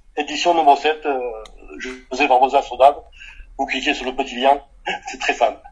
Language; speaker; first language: French; early bilingual, other home language; Portuguese